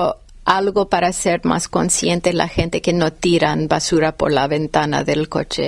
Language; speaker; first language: Spanish; non-native, fluent; English